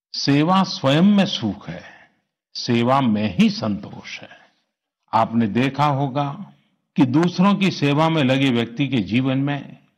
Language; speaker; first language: Hindi; non-native, local second language; Gujarati